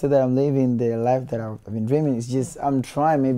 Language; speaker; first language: English; non-native, local second language; Swahili